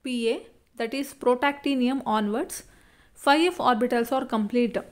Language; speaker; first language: English; non-native, local second language; Kannada